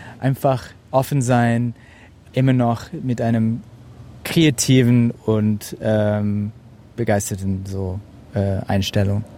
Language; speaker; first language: German; non-native, fluent; English